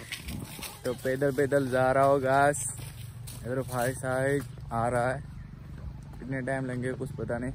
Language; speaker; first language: Hindi; non-native, local second language; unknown